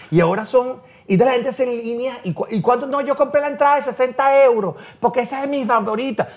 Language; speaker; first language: Spanish; native; Spanish